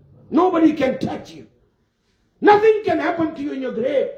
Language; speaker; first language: English; non-native, local second language; Urdu